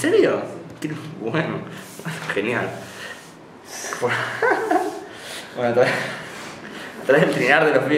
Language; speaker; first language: Spanish; native; Spanish